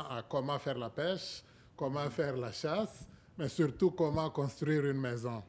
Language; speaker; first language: French; non-native, local second language; Swahili